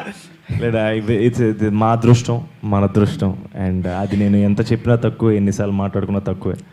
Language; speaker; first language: Telugu; native; Telugu